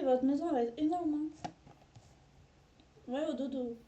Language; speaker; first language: French; native; French